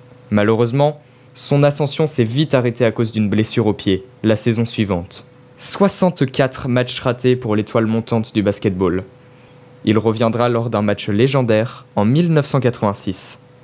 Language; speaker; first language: French; native; French